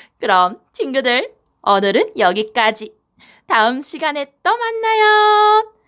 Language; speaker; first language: Korean; non-native, fluent; Japanese